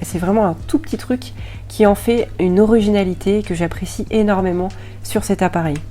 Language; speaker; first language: French; native; French